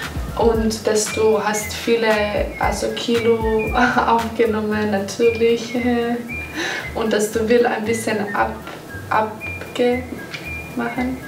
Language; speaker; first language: German; non-native, learner; English